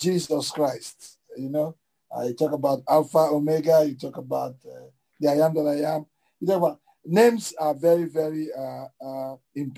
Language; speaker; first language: English; native; English